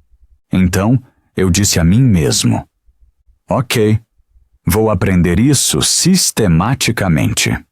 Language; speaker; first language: Portuguese; non-native, fluent; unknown